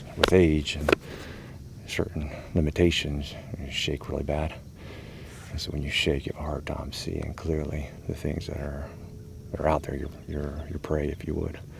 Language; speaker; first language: English; native; English